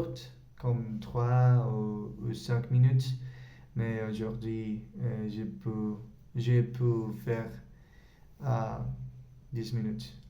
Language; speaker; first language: French; non-native, learner; Spanish